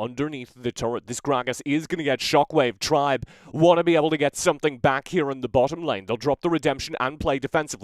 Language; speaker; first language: English; native; English